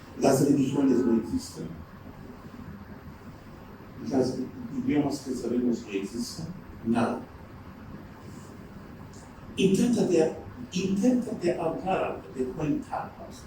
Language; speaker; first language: Spanish; non-native, fluent; Turkish